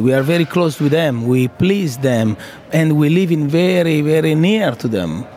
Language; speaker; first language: English; non-native, fluent; Italian